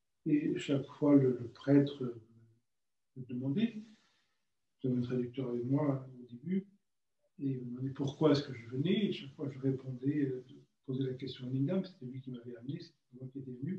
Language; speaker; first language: French; native; French